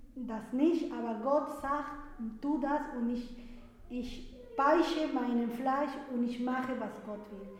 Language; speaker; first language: German; non-native, fluent; Spanish